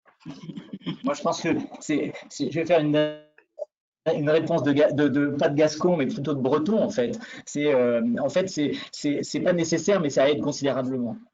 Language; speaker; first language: French; native; French